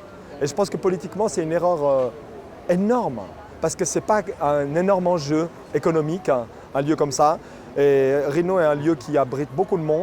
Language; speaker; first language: French; native; French